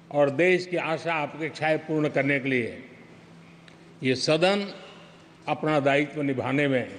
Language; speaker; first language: Hindi; non-native, local second language; Gujarati